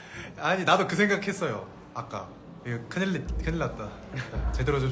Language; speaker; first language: Korean; native; Korean